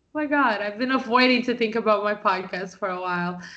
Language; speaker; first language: English; non-native, fluent; Portuguese